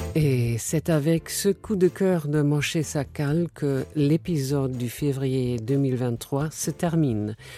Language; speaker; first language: French; non-native, fluent; German